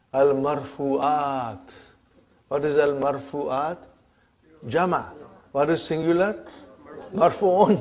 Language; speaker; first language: Arabic; non-native, fluent; Urdu